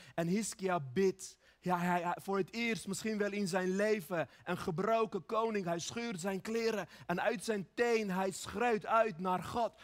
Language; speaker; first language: Dutch; early bilingual, other home language; Armenian